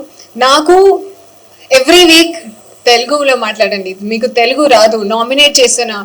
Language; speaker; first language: Telugu; non-native, learner; Hindi